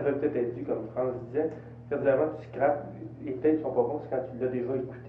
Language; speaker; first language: French; native; French